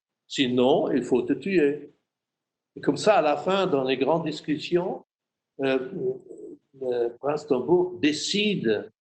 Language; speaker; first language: French; non-native, fluent; German